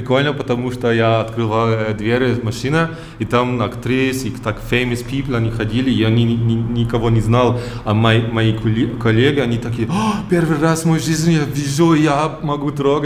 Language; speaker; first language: Russian; early bilingual, heritage; German